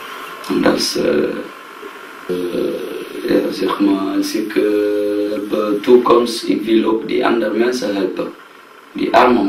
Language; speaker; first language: Dutch; non-native, learner; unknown